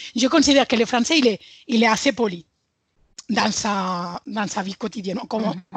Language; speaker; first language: French; non-native, fluent; Spanish